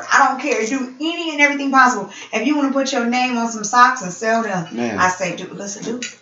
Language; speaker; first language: English; native; English